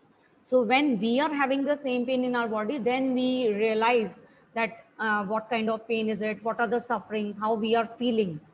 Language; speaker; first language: English; non-native, local second language; Hindi